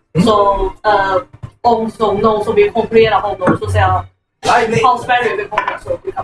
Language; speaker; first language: Swedish; non-native, learner; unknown